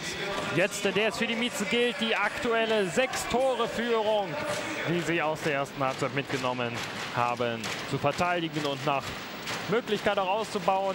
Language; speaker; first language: German; native; German